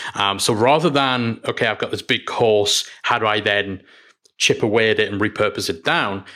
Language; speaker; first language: English; native; English